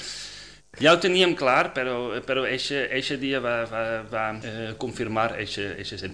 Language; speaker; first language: Catalan; non-native, fluent; Dutch